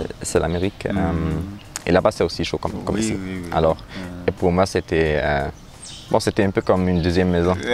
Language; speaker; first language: French; non-native, learner; German